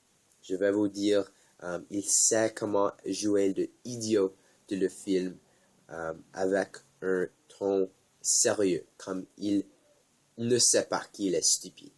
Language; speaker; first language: French; non-native, learner; English